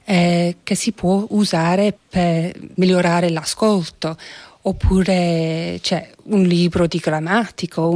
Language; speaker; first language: Italian; non-native, fluent; English